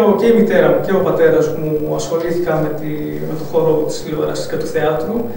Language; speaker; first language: Greek; early bilingual, other home language; Arabic